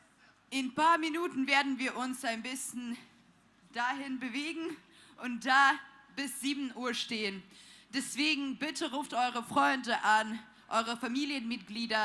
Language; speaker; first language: German; non-native, fluent; Ukrainian